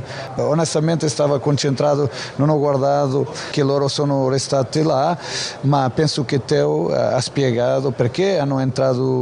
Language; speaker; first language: Italian; non-native, fluent; Portuguese